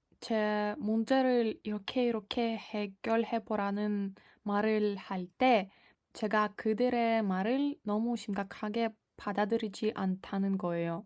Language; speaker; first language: Korean; non-native, fluent; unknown